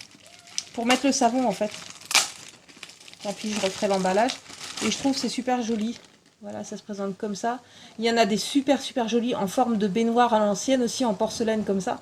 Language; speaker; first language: French; native; French